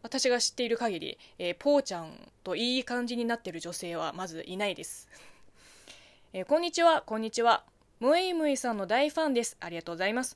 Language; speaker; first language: Japanese; non-native, fluent; Chinese